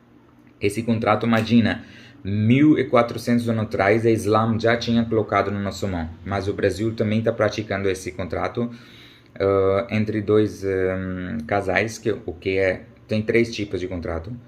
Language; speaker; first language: Portuguese; non-native, learner; Urdu